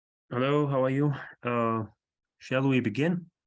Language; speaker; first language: English; non-native, fluent; Arabic